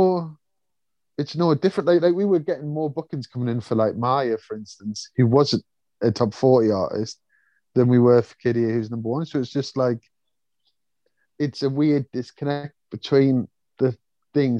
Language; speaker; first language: English; native; English